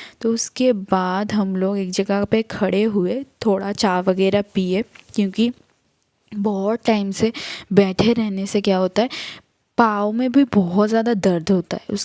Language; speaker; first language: Hindi; non-native, local second language; Bangla